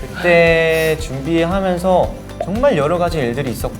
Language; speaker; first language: Korean; native; Korean